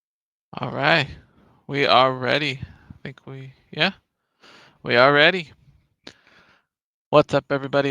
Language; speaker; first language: English; native; English